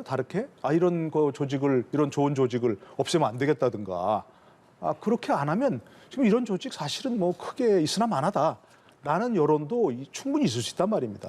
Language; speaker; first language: Korean; native; Korean